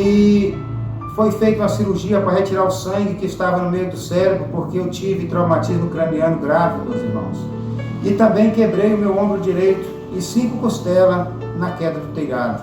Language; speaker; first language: Portuguese; native; Portuguese